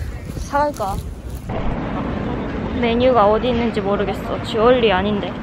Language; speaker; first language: Korean; non-native, fluent; Japanese